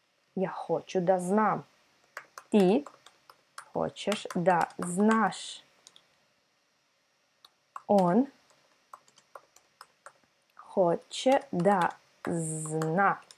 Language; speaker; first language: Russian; non-native, fluent; Serbian